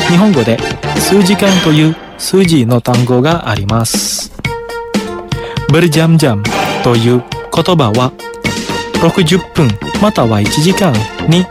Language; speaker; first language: Japanese; non-native, fluent; Indonesian